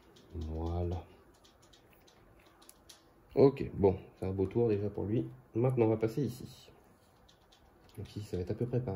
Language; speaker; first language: French; native; French